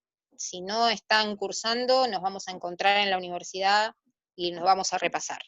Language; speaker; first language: Spanish; native; Spanish